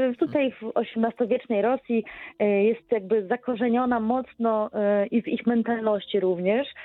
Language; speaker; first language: Polish; native; Polish